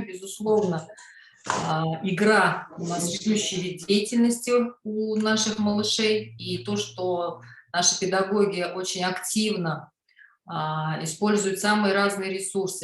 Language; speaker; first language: Russian; native; Russian